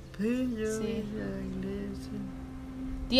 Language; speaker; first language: Spanish; non-native, local second language; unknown